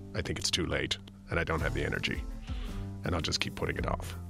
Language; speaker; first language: English; native; English